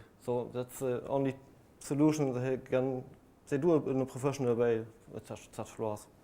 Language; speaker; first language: English; non-native, fluent; German